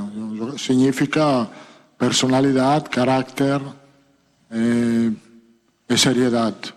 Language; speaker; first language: Portuguese; non-native, fluent; Italian